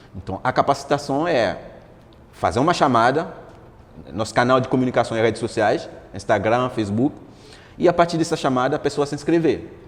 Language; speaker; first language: Portuguese; non-native, fluent; Haitian Creole